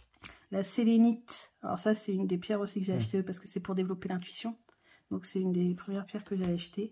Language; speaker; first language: French; native; French